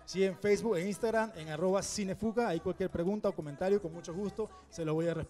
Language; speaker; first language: Spanish; native; Spanish